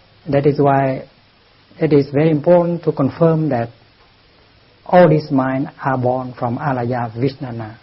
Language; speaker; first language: English; non-native, fluent; Vietnamese